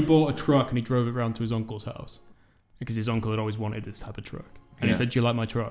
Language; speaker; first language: English; native; English